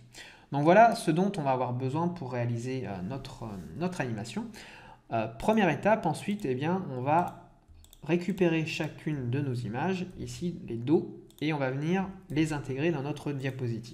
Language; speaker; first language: French; native; French